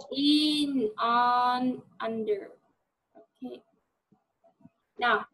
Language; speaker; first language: English; non-native, fluent; Vietnamese